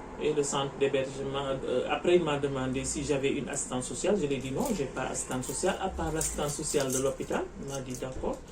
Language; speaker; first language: French; non-native, local second language; Wolof